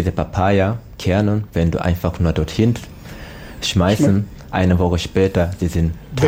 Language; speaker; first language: German; non-native, learner; Swahili